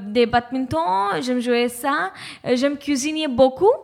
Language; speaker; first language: French; non-native, learner; Hindi